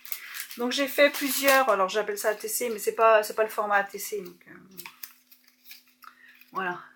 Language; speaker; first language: French; native; French